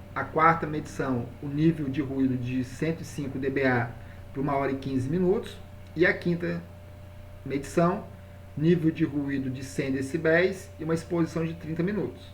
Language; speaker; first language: Portuguese; native; Portuguese